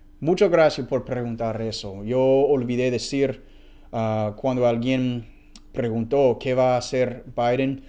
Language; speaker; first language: Spanish; non-native, fluent; English